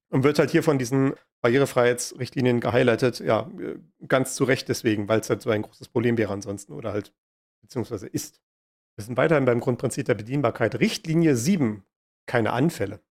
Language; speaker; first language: German; native; German